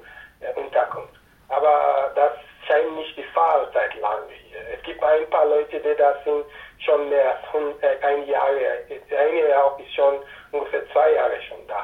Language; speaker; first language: German; non-native, fluent; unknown